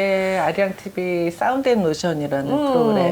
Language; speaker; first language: Korean; native; Korean